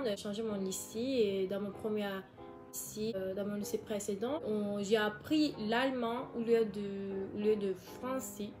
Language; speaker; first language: French; non-native, learner; Turkish